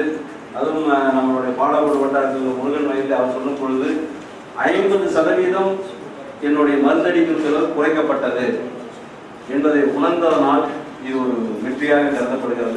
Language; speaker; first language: Tamil; native; Tamil